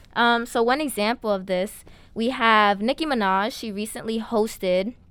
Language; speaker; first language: English; native; English